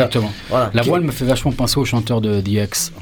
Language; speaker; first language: French; native; French